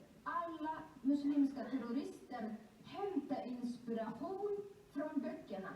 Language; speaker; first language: Swedish; non-native, fluent; Somali